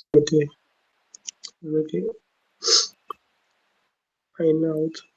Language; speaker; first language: German; non-native, learner; Akan